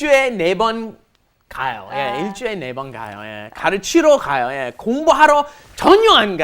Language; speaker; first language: Korean; non-native, fluent; English